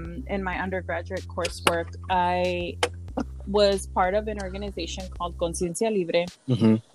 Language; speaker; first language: English; early bilingual, other home language; Spanish